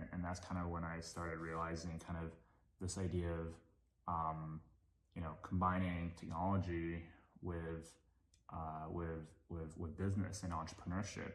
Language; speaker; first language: English; non-native, local second language; Cantonese